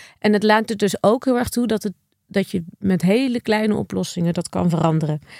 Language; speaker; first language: Dutch; native; Dutch